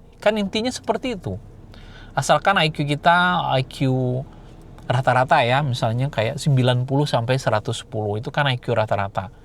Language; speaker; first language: Indonesian; non-native, local second language; Minangkabau